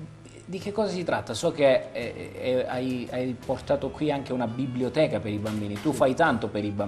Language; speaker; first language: Italian; native; Italian